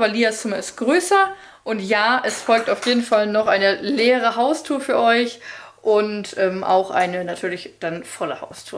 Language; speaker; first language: German; native; German